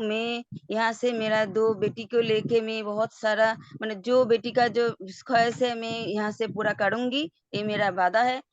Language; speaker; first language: Hindi; non-native, local second language; Bangla